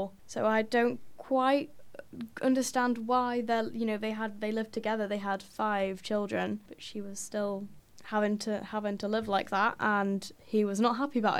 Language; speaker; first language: English; native; English